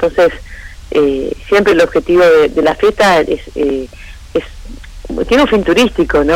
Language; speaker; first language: Spanish; native; Spanish